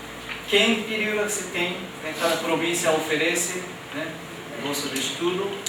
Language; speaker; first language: Portuguese; non-native, fluent; Japanese